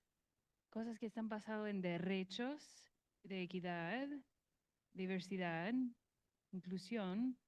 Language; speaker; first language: Spanish; non-native, learner; English